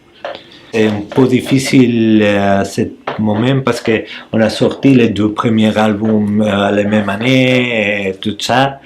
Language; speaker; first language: French; non-native, learner; Spanish